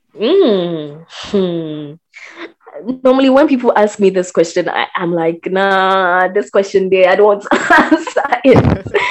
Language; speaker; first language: English; non-native, local second language; Akan